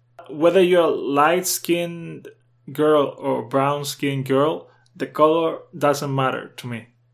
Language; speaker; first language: English; non-native, fluent; Spanish